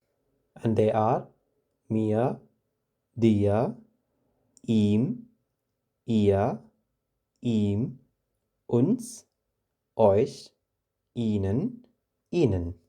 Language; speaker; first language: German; non-native, fluent; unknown